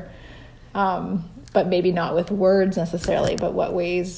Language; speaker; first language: English; native; English